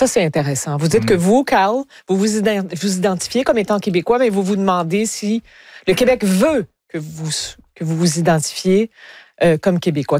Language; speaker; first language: French; native; French